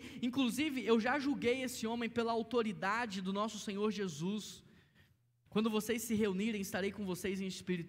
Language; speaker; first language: Portuguese; native; Portuguese